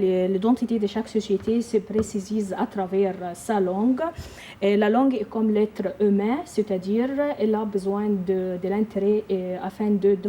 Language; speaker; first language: French; non-native, learner; Arabic